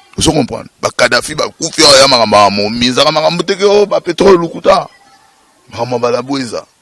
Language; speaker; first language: Lingala; non-native, local second language; Swahili